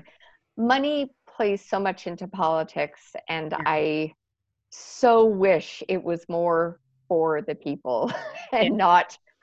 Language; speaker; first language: English; native; English